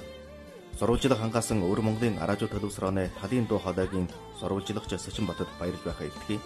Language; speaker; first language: Mongolian; native; Mongolian